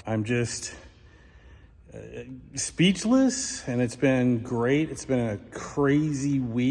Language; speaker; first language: English; native; English